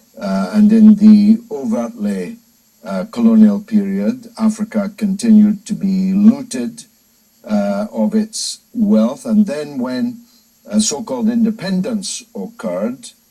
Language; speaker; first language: English; native; English